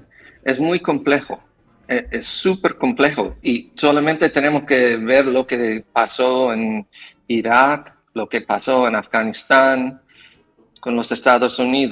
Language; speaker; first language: Spanish; non-native, fluent; English